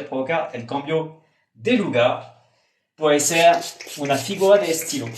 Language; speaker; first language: Spanish; non-native, fluent; French